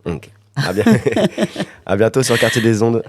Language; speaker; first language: French; native; French